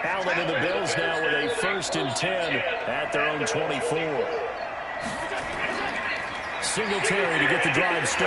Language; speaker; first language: English; native; English